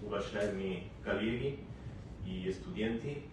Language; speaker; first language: Russian; non-native, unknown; Spanish